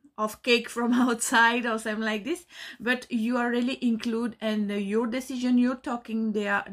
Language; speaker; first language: English; non-native, learner; French